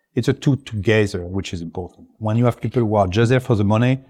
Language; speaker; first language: English; non-native, fluent; French